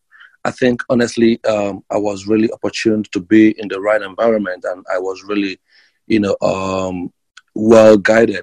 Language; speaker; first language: English; non-native, local second language; Igbo